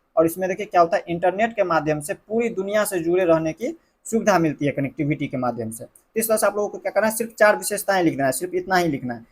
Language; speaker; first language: Hindi; native; Hindi